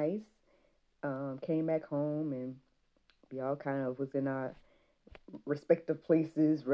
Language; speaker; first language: English; native; English